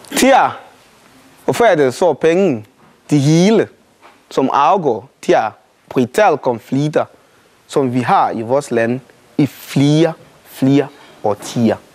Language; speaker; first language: Danish; non-native, fluent; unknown